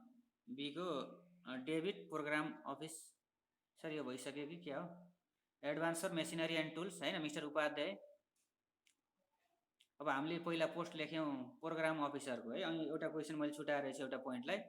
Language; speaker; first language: Nepali; native; Nepali